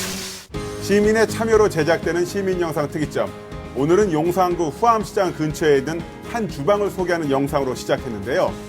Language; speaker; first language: Korean; native; Korean